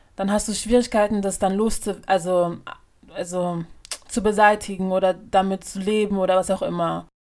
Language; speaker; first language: German; early bilingual, other home language; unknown